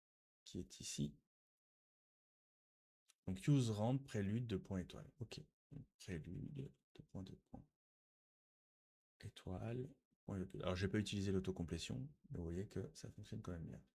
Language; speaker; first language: French; native; French